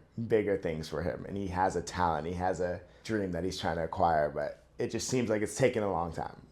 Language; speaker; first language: English; native; English